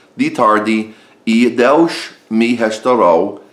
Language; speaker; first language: Portuguese; non-native, fluent; English